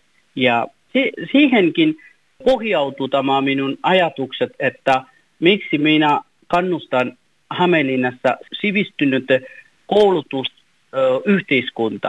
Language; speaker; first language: Finnish; non-native, fluent; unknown